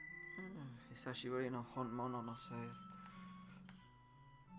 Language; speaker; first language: Japanese; non-native, learner; English